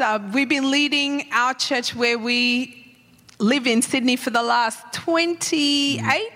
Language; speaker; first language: English; non-native, local second language; Sinhala